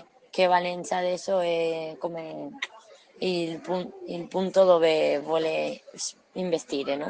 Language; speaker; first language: Italian; non-native, learner; Spanish